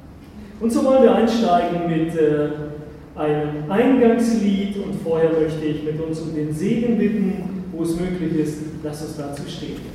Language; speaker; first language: German; native; German